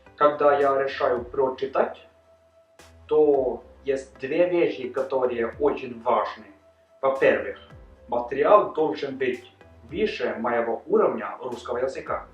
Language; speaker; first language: Russian; non-native, fluent; Norwegian